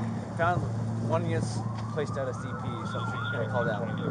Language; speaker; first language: English; native; English